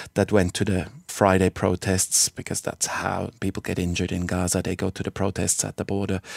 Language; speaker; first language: English; non-native, fluent; Swiss German